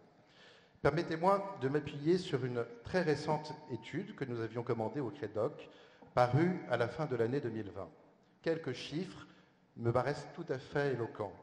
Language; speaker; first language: French; native; French